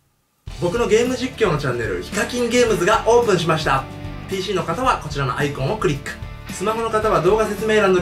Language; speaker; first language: Japanese; native; Japanese